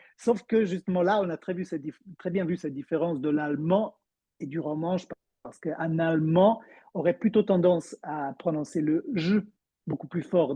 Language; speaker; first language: French; non-native, fluent; Romansh